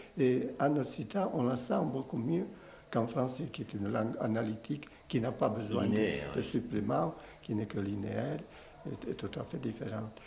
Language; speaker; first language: French; non-native, local second language; Occitan